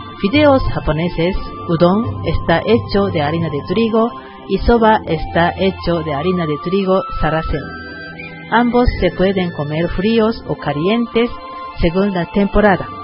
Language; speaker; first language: Spanish; non-native, learner; Japanese